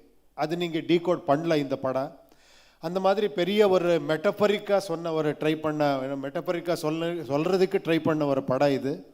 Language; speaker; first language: Tamil; non-native, learner; Kannada